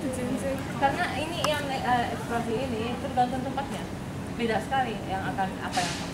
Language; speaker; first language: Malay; non-native, fluent; Japanese